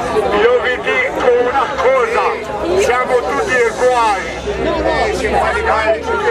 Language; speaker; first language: Italian; non-native, learner; Romanian